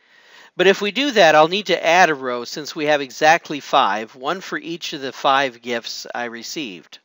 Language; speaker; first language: English; native; English